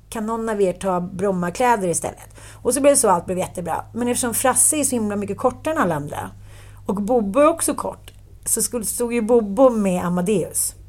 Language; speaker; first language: Swedish; native; Swedish